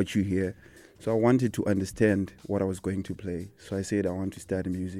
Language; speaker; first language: English; non-native, local second language; Shona